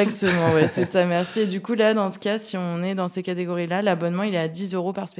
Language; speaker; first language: French; native; French